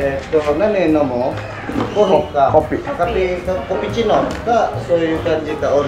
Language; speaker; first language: Japanese; non-native, learner; Indonesian